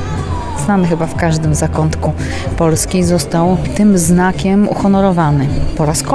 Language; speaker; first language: Polish; native; Polish